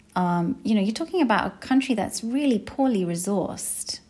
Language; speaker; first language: English; native; English